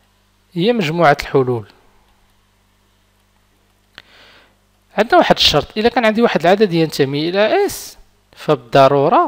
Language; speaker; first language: Arabic; native; Arabic